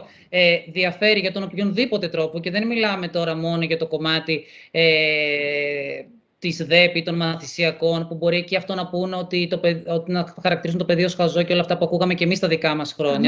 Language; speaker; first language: Greek; native; Greek